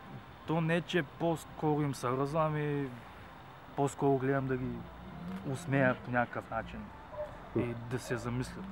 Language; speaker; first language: Bulgarian; native; Bulgarian